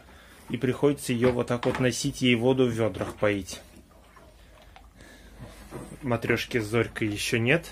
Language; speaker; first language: Russian; native; Russian